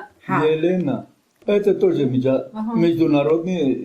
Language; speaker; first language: Russian; non-native, local second language; Armenian